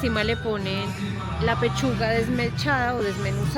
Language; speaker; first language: Spanish; native; Spanish